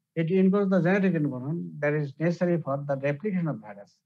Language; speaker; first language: English; non-native, local second language; Bangla